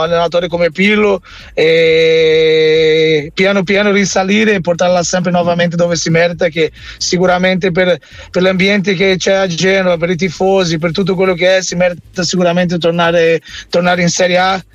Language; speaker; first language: Italian; non-native, fluent; Portuguese